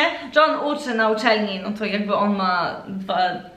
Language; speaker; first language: Polish; early bilingual, heritage; Polish